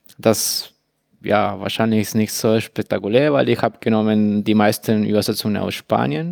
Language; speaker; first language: German; non-native, fluent; Spanish